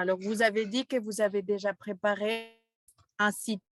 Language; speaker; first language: French; non-native, fluent; Spanish